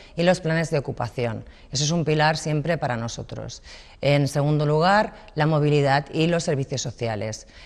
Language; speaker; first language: Spanish; native; Spanish